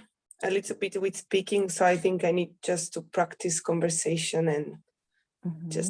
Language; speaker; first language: English; non-native, fluent; Italian